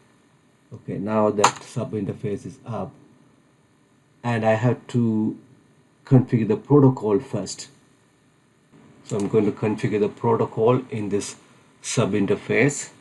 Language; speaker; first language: English; non-native, fluent; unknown